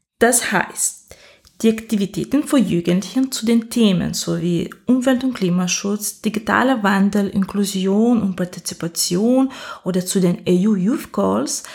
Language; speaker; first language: German; non-native, fluent; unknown